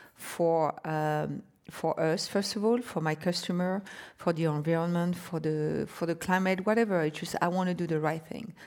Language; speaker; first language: English; non-native, fluent; French